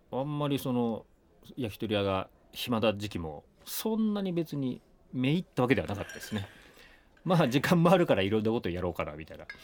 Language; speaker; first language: Japanese; native; Japanese